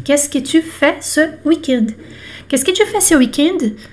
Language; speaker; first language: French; non-native, fluent; Portuguese